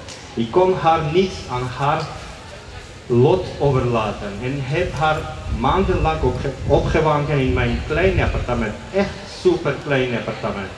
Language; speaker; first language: Dutch; non-native, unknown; Georgian